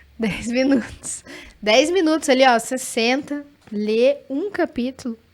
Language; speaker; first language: Portuguese; native; Portuguese